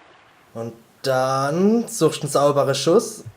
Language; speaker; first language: German; native; German